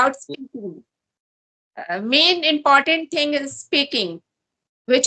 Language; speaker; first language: English; non-native, learner; Hindi